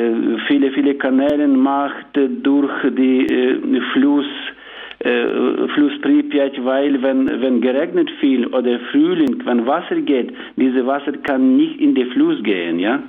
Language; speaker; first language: German; non-native, learner; Ukrainian